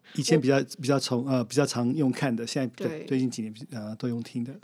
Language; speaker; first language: Chinese; non-native, fluent; English